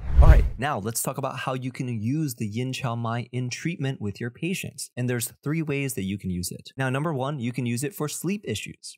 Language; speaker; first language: English; early bilingual, other home language; Chinese